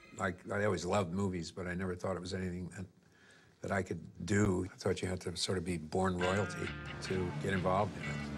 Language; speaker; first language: English; native; English